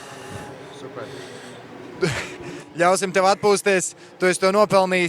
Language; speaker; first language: Latvian; native; Latvian